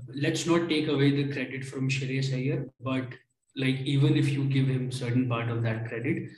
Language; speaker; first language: English; non-native, local second language; Hindi